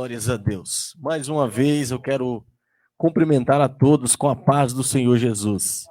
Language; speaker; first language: Portuguese; native; Portuguese